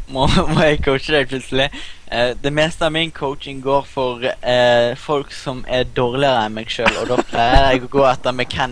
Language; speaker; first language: Norwegian; native; Norwegian